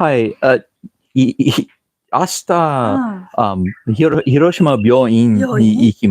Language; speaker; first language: Japanese; non-native, learner; English